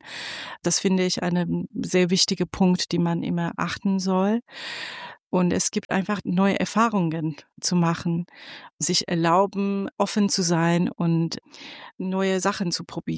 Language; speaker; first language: German; non-native, fluent; Persian